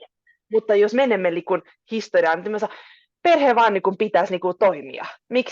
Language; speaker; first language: Finnish; non-native, local second language; Swedish